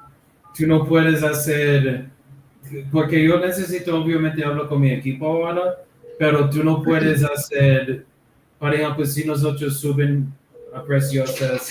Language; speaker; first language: Spanish; non-native, learner; English